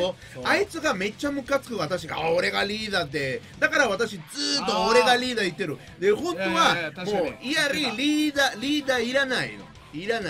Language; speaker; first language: Japanese; non-native, learner; Spanish